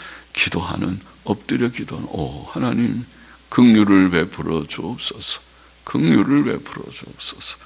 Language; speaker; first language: Korean; native; Korean